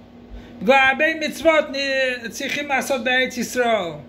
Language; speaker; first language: Hebrew; non-native, fluent; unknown